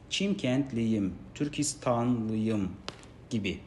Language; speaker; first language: Turkish; non-native, fluent; Kazakh